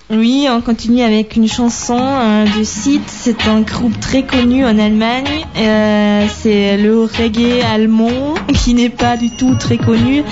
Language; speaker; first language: French; non-native, fluent; German